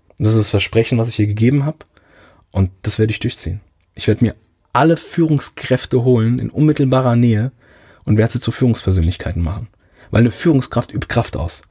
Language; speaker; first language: German; early bilingual, other home language; Italian